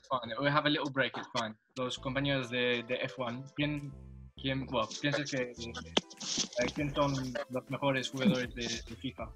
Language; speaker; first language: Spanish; non-native, learner; English